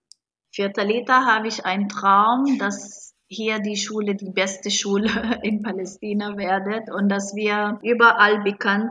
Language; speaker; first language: German; non-native, fluent; Arabic